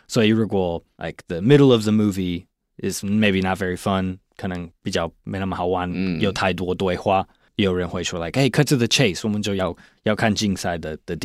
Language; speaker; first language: Chinese; non-native, fluent; English